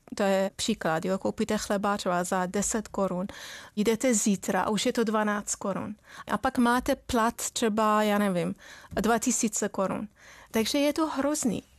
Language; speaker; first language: Czech; non-native, fluent; Persian